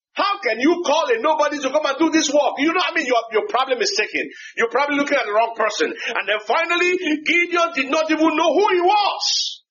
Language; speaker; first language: English; non-native, local second language; Yoruba